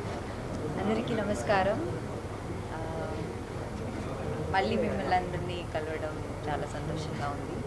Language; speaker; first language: Telugu; non-native, fluent; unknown